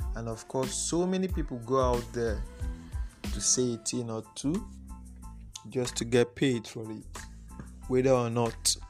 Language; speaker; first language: English; non-native, local second language; Igbo